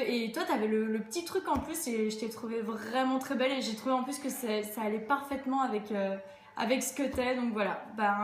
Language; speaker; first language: French; native; French